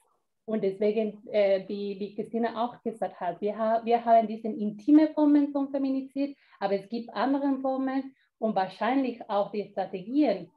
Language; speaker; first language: German; non-native, fluent; Spanish